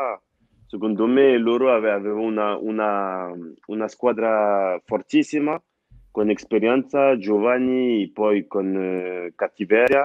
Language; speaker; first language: Italian; non-native, fluent; French